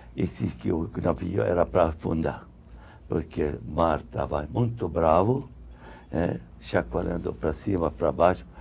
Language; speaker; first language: Portuguese; non-native, fluent; Arabic